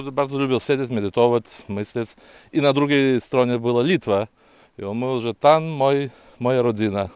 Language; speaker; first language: Polish; non-native, learner; Lithuanian